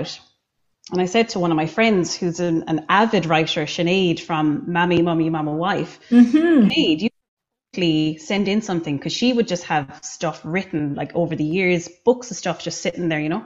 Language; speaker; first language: English; native; English